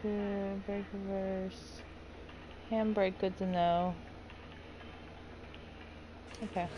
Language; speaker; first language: English; native; English